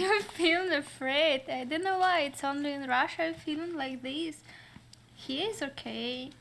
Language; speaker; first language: English; non-native, learner; Russian